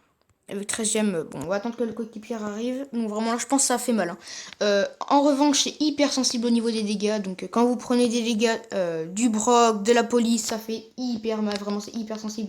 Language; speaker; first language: French; native; French